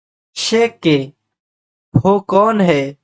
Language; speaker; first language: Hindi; non-native, fluent; Bangla